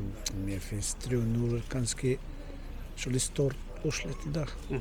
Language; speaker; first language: Icelandic; non-native, learner; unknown